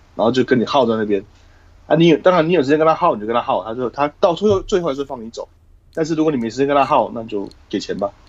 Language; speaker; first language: Chinese; native; Chinese